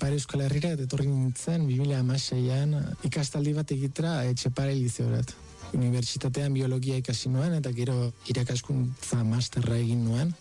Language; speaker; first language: Basque; non-native, fluent; Spanish